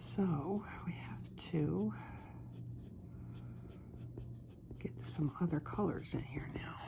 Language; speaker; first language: English; native; English